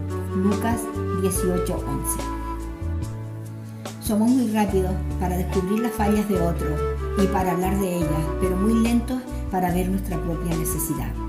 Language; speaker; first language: Spanish; native; Spanish